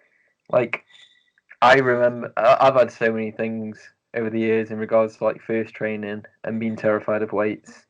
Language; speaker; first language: English; native; English